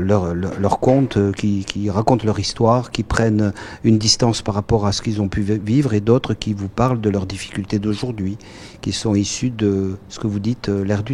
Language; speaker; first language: French; native; French